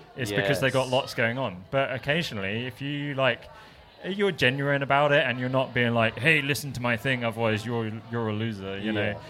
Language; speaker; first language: English; native; English